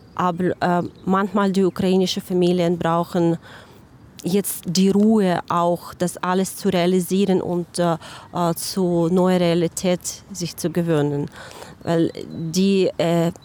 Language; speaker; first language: German; non-native, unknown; Ukrainian